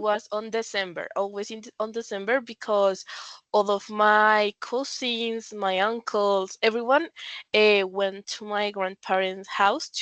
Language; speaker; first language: English; non-native, learner; Spanish